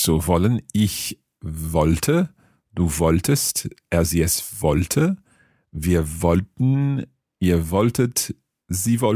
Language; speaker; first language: German; non-native, fluent; English